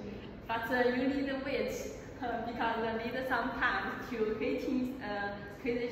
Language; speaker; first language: English; non-native, learner; Chinese